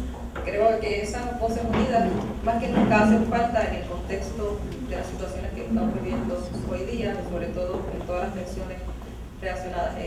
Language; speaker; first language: Spanish; native; Spanish